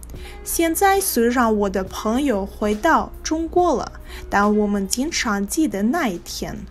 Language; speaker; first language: Chinese; non-native, learner; Russian